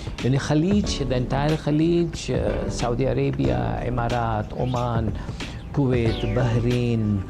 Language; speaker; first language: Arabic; non-native, learner; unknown